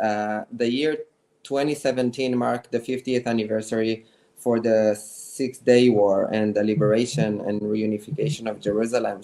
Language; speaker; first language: English; non-native, fluent; Hebrew